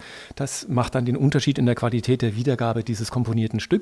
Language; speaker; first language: German; native; German